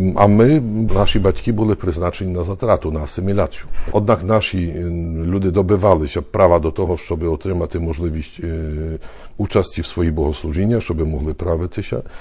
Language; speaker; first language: Ukrainian; early bilingual, heritage; Ukrainian